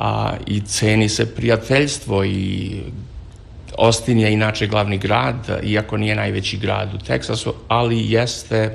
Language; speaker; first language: Serbian; native; Serbian